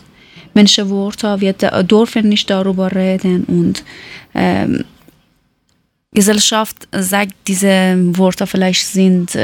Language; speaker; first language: German; non-native, learner; Persian